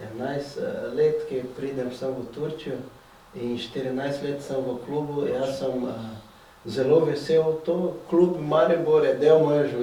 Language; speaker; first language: Slovenian; non-native, fluent; Portuguese